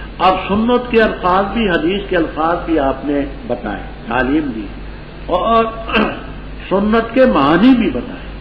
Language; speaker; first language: Urdu; non-native, local second language; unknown